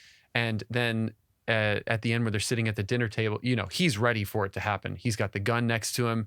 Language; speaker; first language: English; native; English